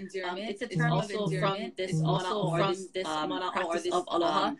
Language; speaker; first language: English; native; English